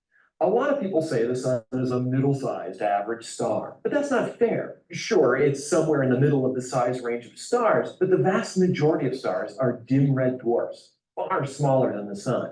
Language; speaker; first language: English; native; English